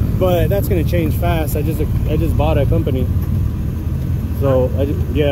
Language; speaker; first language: English; early bilingual, other home language; Spanish